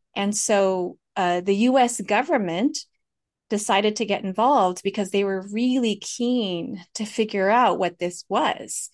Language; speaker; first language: English; early bilingual, other home language; Hmong